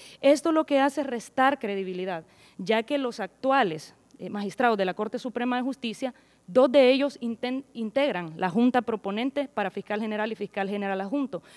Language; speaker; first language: Spanish; native; Spanish